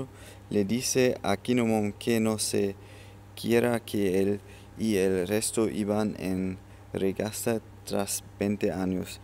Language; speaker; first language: Spanish; non-native, learner; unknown